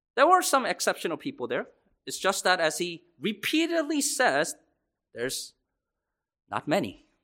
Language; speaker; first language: English; native; English